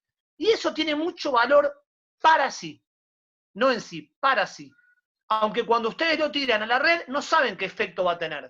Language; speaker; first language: Spanish; native; Spanish